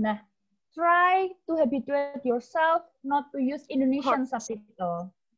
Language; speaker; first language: English; non-native, fluent; Indonesian